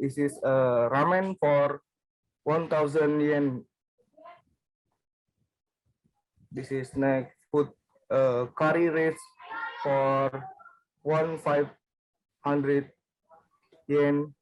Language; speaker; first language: English; non-native, learner; Indonesian